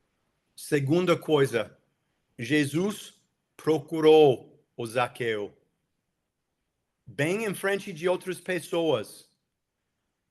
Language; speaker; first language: Portuguese; non-native, fluent; English